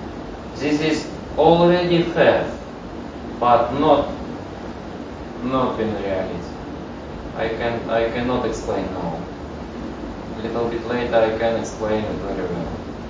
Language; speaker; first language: English; non-native, learner; Russian